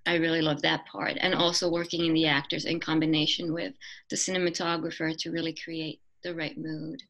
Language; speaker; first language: English; non-native, fluent; French